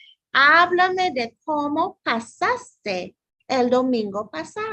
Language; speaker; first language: Spanish; non-native, fluent; English